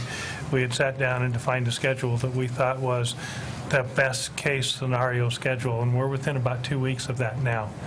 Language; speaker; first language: English; native; English